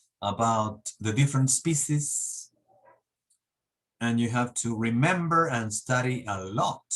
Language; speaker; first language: English; non-native, fluent; Spanish